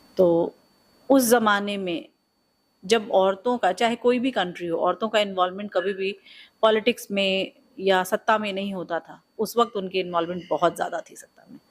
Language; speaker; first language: Hindi; native; Hindi